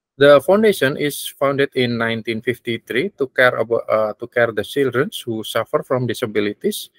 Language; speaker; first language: English; non-native, learner; Indonesian